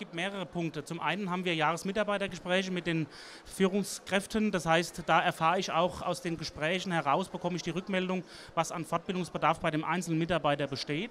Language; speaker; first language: German; native; German